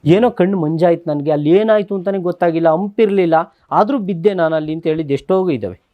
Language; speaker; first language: Kannada; native; Kannada